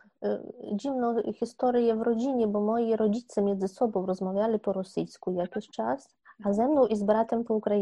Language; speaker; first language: Polish; non-native, fluent; Ukrainian